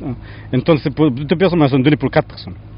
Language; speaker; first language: French; non-native, learner; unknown